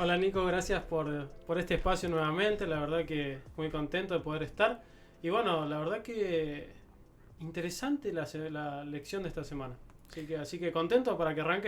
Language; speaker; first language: Spanish; native; Spanish